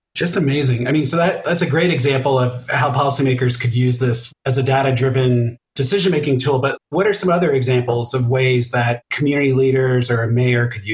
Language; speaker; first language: English; native; English